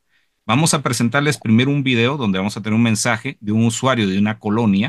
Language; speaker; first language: Spanish; native; Spanish